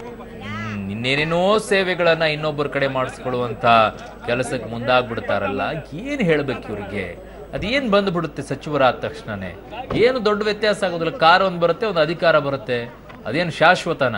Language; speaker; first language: Kannada; native; Kannada